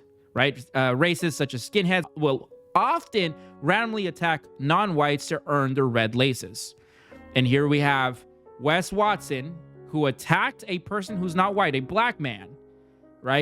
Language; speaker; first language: English; native; English